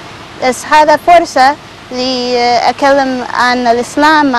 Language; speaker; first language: Arabic; non-native, learner; Spanish